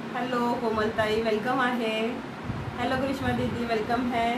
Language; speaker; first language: Hindi; non-native, local second language; Marathi